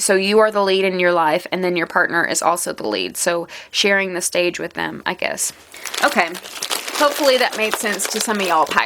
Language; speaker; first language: English; native; English